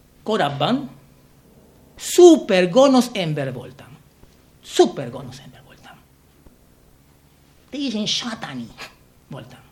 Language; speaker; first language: Hungarian; non-native, fluent; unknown